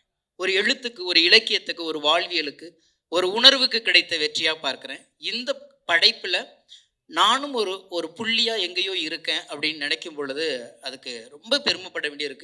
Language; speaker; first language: Tamil; native; Tamil